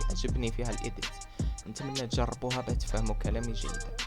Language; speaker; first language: Arabic; native; Arabic